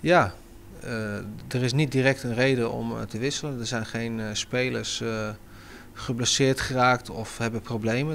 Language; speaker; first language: Dutch; native; Dutch